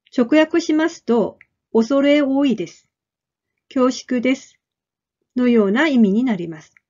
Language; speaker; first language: Japanese; non-native, fluent; Korean